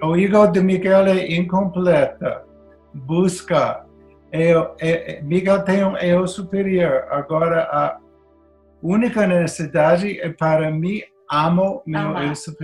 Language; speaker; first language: Portuguese; non-native, learner; English